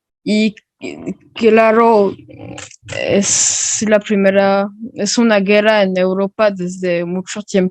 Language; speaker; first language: Spanish; early bilingual, heritage; Spanish